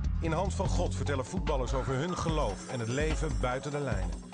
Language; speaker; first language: Dutch; native; Dutch